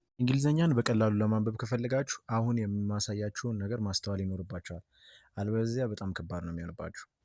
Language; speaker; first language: Amharic; native; Amharic